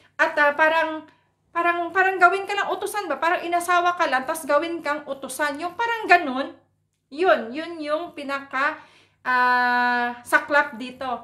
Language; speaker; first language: Filipino; non-native, local second language; Cebuano